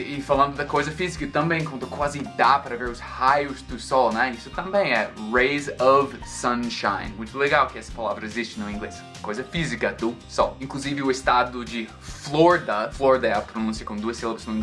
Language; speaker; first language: Portuguese; non-native, fluent; English